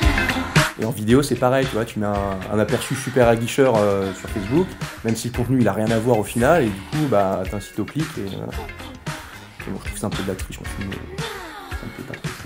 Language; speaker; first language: French; native; French